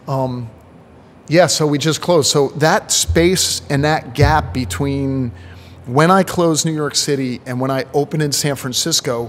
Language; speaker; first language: English; native; English